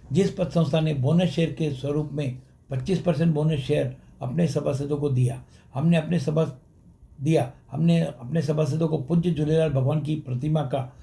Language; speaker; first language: Hindi; non-native, local second language; Sindhi